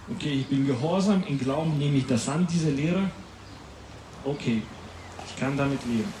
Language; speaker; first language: German; non-native, fluent; Latvian